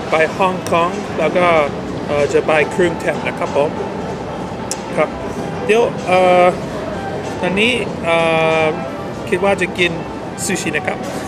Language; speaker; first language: Thai; non-native, fluent; English